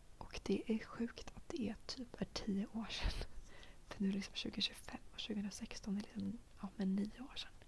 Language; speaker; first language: Swedish; native; Swedish